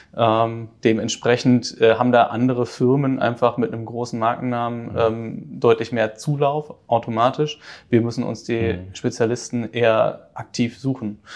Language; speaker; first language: German; native; German